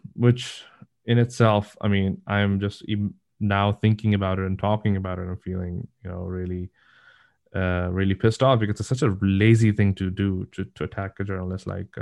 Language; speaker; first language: English; non-native, local second language; Urdu